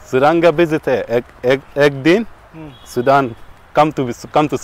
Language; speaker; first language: Hindi; non-native, learner; Arabic